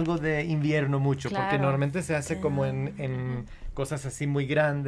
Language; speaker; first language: Spanish; non-native, fluent; English